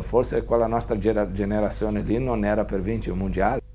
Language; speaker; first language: Italian; non-native, fluent; Portuguese